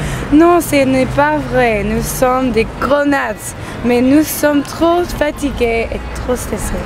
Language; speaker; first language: French; non-native, learner; English